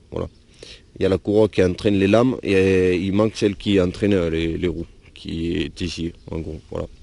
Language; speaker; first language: French; native; French